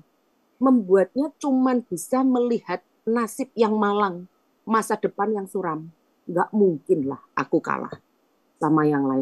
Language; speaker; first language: Indonesian; native; Indonesian